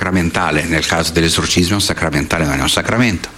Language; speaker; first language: Italian; non-native, fluent; Portuguese